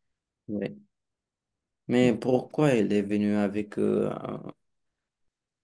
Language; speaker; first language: French; non-native, learner; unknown